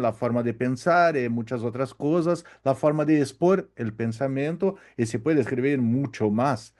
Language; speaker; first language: Spanish; non-native, learner; Portuguese